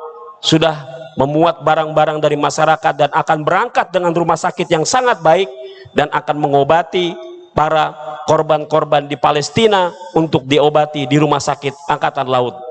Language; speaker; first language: Indonesian; native; Indonesian